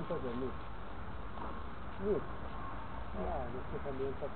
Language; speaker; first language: Polish; non-native, learner; Slovenian